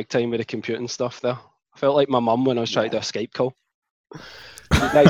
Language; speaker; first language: English; native; English